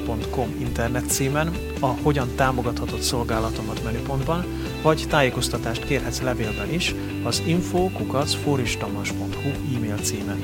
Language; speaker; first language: Hungarian; native; Hungarian